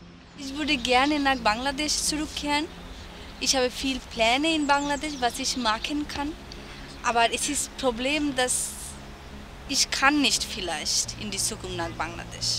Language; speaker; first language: German; non-native, learner; Bangla